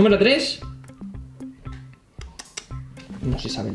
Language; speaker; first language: Spanish; native; Spanish